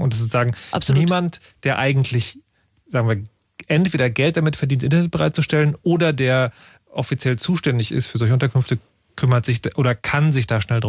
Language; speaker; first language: German; native; German